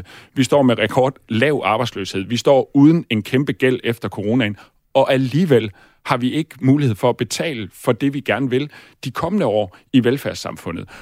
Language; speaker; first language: Danish; native; Danish